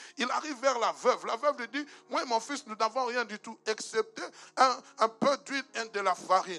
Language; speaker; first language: French; non-native, local second language; Lingala